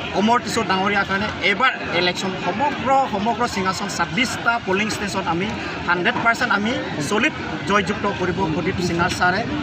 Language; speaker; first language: Assamese; non-native, local second language; Karbi